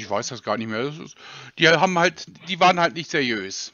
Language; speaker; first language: German; native; German